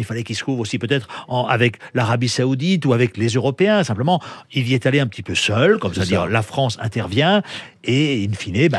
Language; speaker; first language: French; native; French